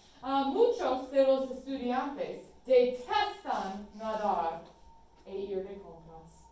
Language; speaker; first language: Spanish; non-native, fluent; English